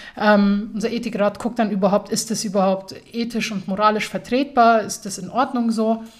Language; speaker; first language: German; early bilingual, other home language; Persian